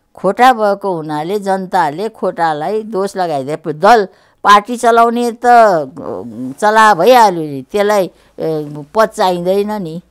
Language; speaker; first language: Nepali; native; Nepali